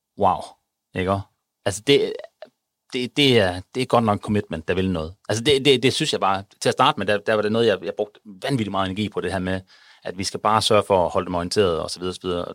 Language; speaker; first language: Danish; native; Danish